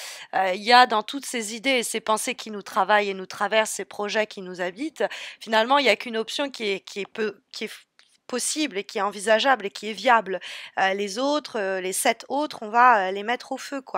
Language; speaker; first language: French; native; French